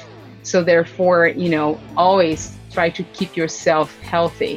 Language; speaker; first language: English; non-native, fluent; Portuguese